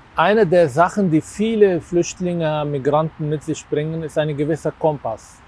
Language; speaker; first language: German; non-native, fluent; Arabic